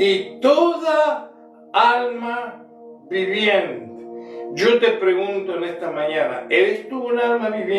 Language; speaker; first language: Spanish; native; Spanish